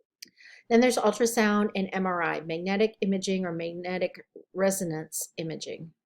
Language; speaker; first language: English; native; English